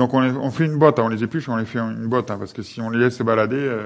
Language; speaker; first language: French; native; French